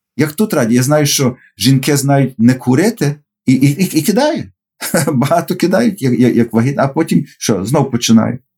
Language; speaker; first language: Ukrainian; early bilingual, heritage; Ukrainian